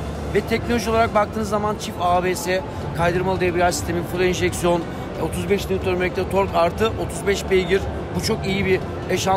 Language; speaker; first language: Turkish; native; Turkish